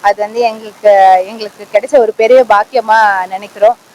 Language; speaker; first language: Tamil; non-native, local second language; Telugu